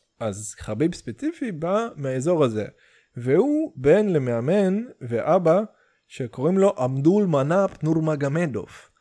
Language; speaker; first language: Hebrew; early bilingual, other home language; Russian